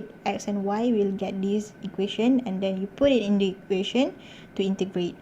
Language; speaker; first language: English; non-native, local second language; Malay